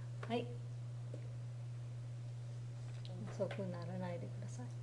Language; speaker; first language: Japanese; non-native, fluent; English